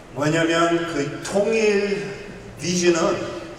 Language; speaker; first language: Korean; early bilingual, heritage; Korean